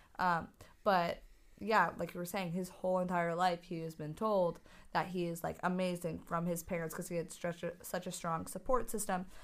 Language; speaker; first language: English; native; English